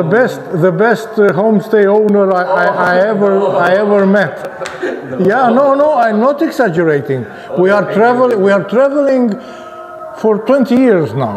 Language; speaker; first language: English; non-native, fluent; Romanian